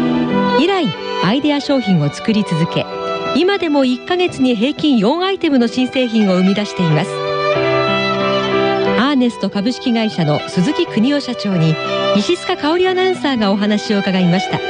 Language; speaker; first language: Japanese; native; Japanese